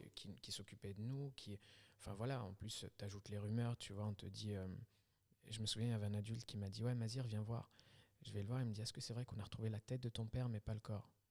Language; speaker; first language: French; early bilingual, other home language; Kabyle